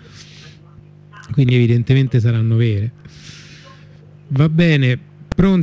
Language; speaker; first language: Italian; native; Italian